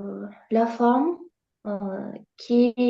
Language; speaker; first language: French; non-native, learner; Russian